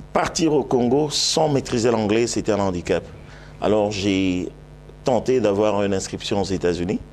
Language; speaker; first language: French; non-native, local second language; Lingala